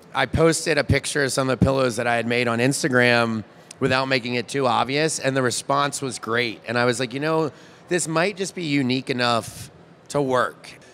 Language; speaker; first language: English; native; English